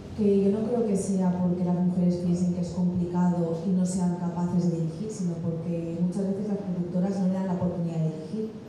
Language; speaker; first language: Spanish; native; Spanish